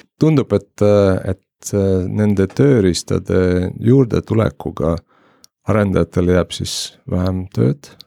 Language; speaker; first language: Estonian; non-native, local second language; Russian